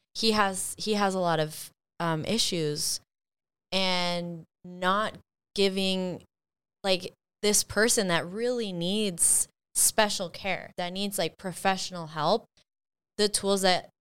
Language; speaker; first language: English; early bilingual, other home language; Spanish